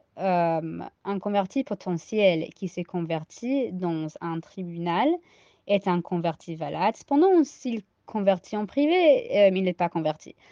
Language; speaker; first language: French; non-native, fluent; English